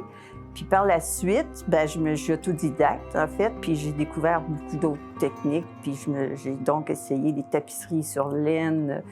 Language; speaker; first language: French; native; French